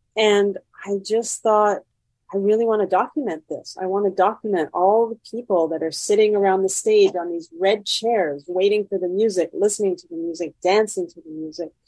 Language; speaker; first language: English; native; English